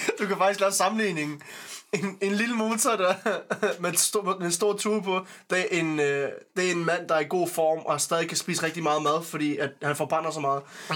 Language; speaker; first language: Danish; early bilingual, other home language; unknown